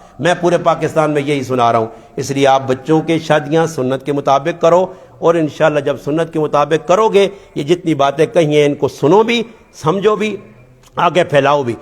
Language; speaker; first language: Urdu; non-native, local second language; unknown